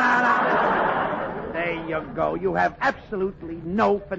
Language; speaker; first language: English; native; English